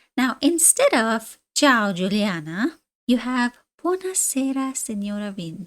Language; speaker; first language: Italian; non-native, fluent; English